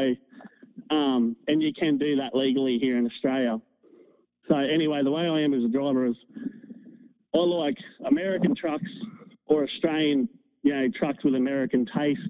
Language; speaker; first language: English; native; English